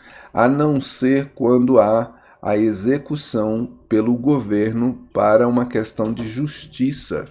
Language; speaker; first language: Portuguese; native; Portuguese